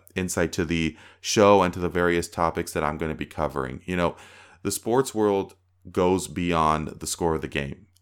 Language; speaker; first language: English; native; English